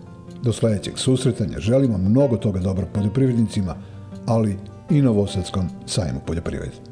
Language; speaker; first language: Serbian; native; Serbian